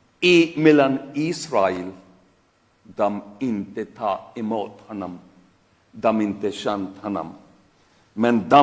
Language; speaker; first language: Swedish; non-native, fluent; Urdu